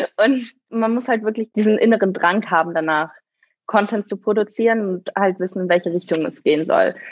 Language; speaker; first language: German; native; German